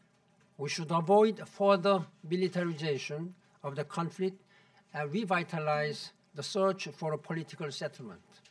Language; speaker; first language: English; non-native, fluent; Korean